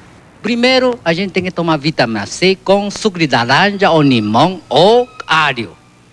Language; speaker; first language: Portuguese; non-native, learner; Chinese